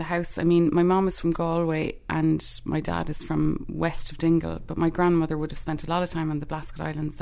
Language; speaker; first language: English; native; English